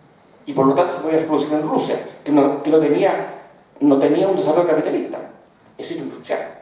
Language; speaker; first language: Spanish; native; Spanish